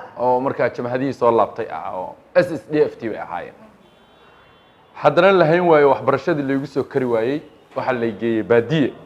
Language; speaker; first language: Somali; native; Somali